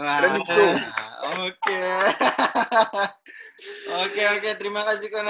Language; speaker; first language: Indonesian; native; Indonesian